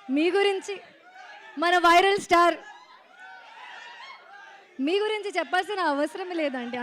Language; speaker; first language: Telugu; non-native, fluent; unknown